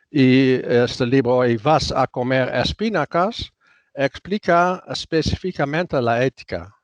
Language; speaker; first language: Spanish; non-native, fluent; Dutch